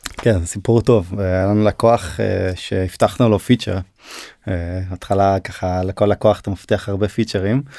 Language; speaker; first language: Hebrew; early bilingual, other home language; Turkish